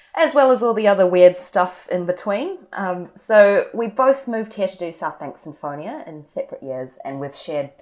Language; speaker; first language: English; native; English